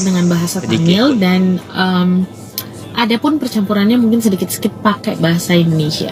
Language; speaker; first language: Indonesian; non-native, local second language; Tamil